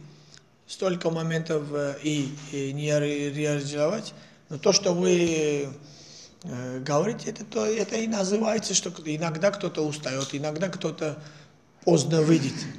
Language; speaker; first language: Russian; non-native, fluent; Georgian